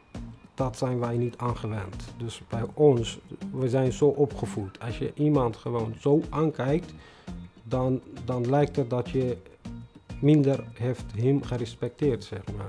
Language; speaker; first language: Dutch; non-native, fluent; Tigrinya